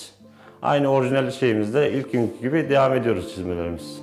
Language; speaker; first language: Turkish; native; Turkish